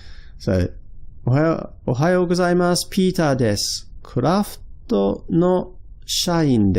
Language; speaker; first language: Japanese; non-native, fluent; English